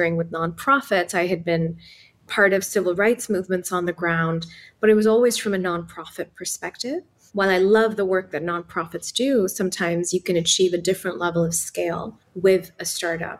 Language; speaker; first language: English; non-native, local second language; Urdu